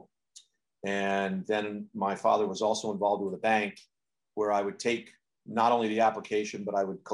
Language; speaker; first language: English; native; English